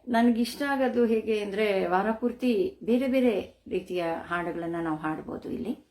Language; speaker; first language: Kannada; native; Kannada